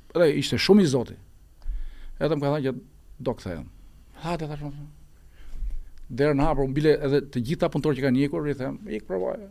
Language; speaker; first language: Albanian; native; Albanian